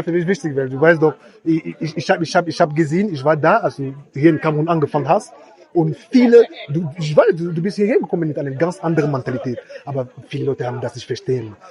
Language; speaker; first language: German; non-native, learner; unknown